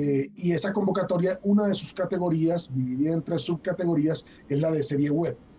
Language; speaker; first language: Spanish; native; Spanish